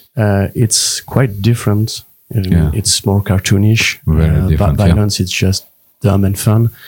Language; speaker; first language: English; non-native, fluent; French